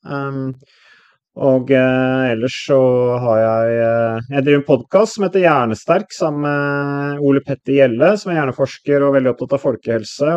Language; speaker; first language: Norwegian; native; Norwegian